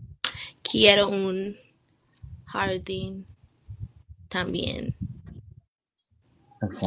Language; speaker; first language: Spanish; non-native, learner; English